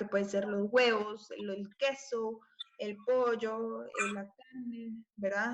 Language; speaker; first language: Spanish; native; Spanish